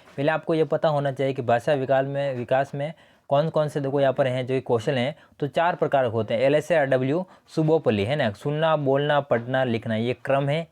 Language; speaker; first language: Hindi; native; Hindi